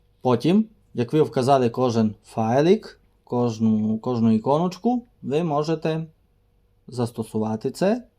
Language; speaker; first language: Ukrainian; native; Ukrainian